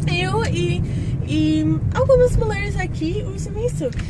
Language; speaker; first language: Portuguese; non-native, learner; English